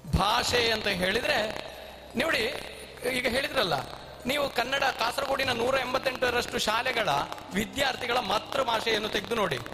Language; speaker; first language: Kannada; native; Kannada